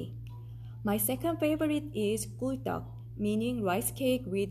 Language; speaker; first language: English; non-native, fluent; Korean